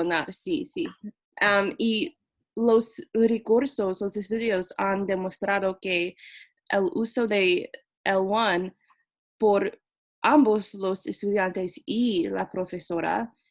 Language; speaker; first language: Spanish; non-native, fluent; English